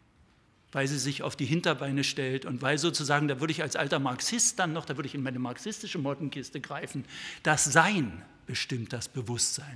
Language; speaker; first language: German; native; German